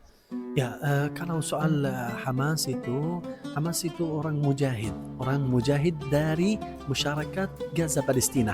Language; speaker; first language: Indonesian; non-native, fluent; Arabic